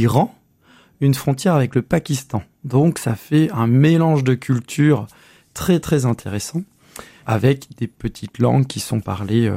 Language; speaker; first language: French; native; French